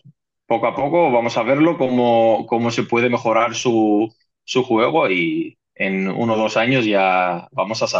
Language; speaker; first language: Spanish; non-native, fluent; Greek